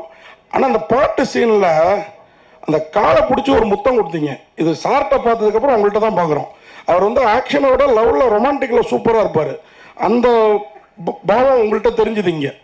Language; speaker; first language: Tamil; native; Tamil